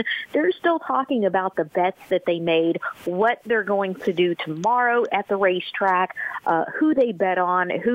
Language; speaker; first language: English; native; English